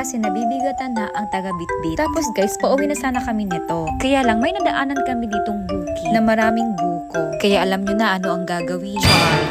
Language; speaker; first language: Filipino; non-native, local second language; Surigaonon